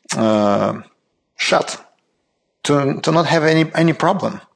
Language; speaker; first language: English; non-native, learner; Russian